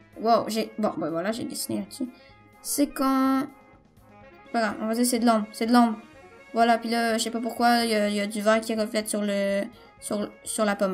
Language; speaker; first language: French; native; French